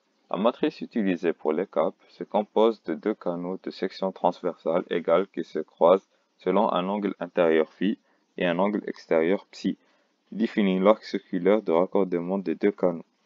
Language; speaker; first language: French; non-native, local second language; Arabic